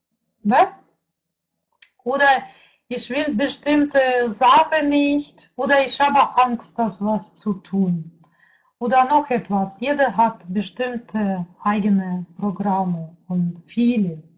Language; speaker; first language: German; non-native, fluent; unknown